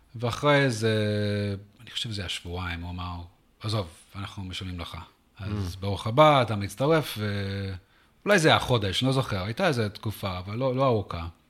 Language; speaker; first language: Hebrew; non-native, fluent; English